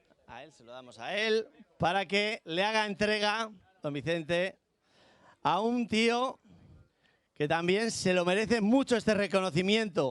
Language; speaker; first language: Spanish; native; Spanish